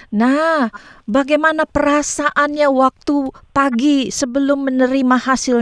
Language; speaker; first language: Indonesian; native; Indonesian